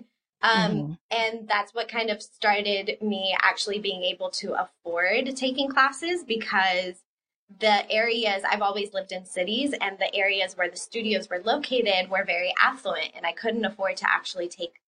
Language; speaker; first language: English; early bilingual, other home language; Spanish